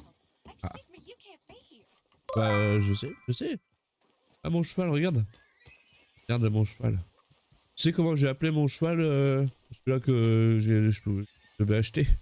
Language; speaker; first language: French; native; French